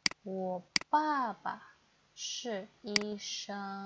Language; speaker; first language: Chinese; non-native, fluent; Indonesian